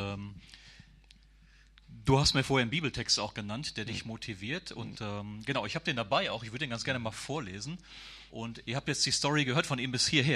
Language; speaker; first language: German; native; German